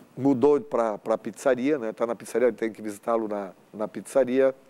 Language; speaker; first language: Portuguese; native; Portuguese